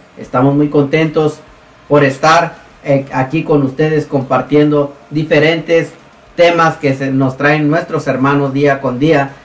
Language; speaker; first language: Spanish; native; Spanish